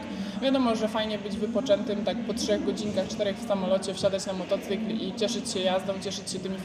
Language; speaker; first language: Polish; native; Polish